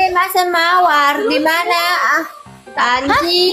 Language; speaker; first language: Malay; non-native, learner; Vietnamese